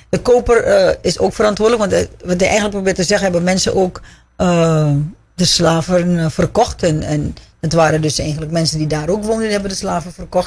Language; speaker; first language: Dutch; native; Dutch